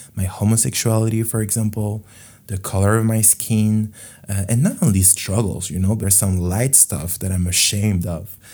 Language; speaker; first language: English; non-native, fluent; French